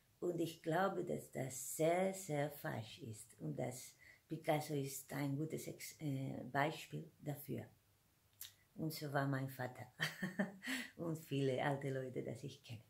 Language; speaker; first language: German; non-native, fluent; Spanish